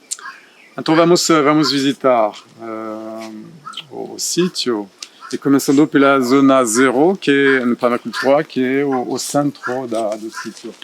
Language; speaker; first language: Portuguese; non-native, fluent; French